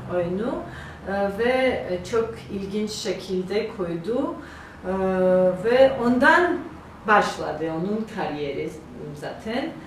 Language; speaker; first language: Turkish; non-native, learner; Georgian